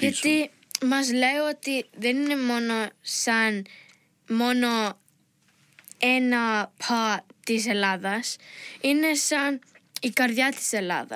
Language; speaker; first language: Greek; early bilingual, heritage; Greek